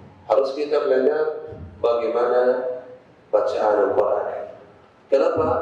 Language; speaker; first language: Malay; non-native, fluent; Arabic